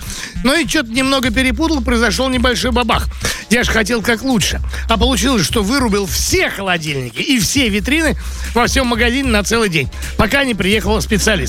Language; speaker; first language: Russian; native; Russian